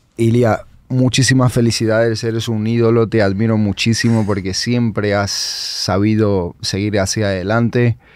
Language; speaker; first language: Spanish; non-native, fluent; Georgian